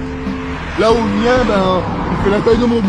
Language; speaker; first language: French; native; French